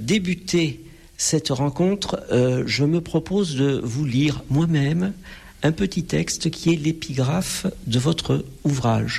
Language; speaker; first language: French; native; French